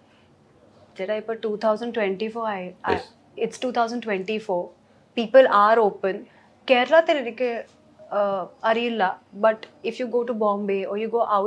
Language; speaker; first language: Malayalam; early bilingual, heritage; Malayalam